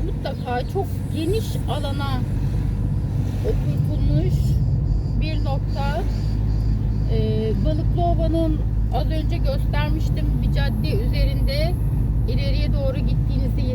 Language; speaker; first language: Turkish; native; Turkish